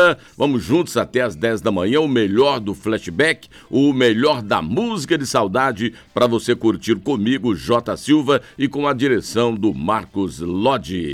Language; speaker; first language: Portuguese; native; Portuguese